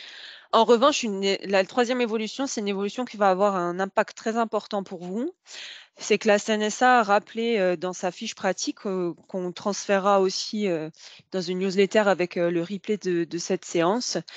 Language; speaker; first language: French; native; French